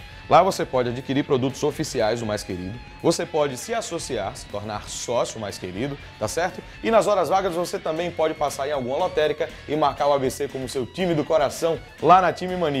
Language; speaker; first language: Portuguese; native; Portuguese